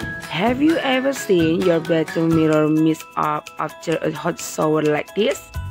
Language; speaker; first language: English; non-native, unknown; Indonesian